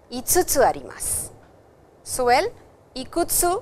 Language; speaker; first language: Japanese; non-native, fluent; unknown